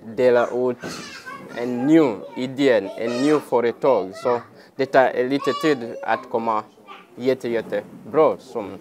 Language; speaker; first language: Swedish; non-native, learner; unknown